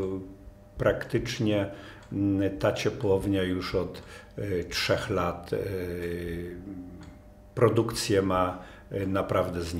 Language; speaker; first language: Polish; native; Polish